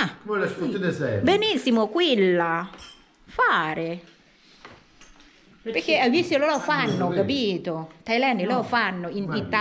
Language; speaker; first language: Italian; non-native, learner; Thai